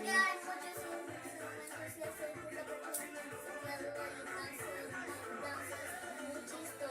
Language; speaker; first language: Spanish; non-native, learner; Portuguese